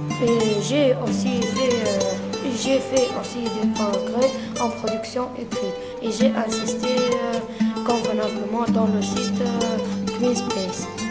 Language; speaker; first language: French; non-native, learner; Arabic